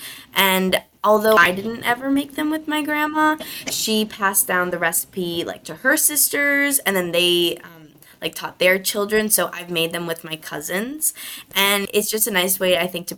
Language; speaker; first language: English; native; English